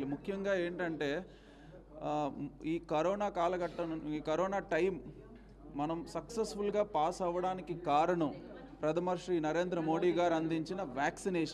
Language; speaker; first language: Telugu; native; Telugu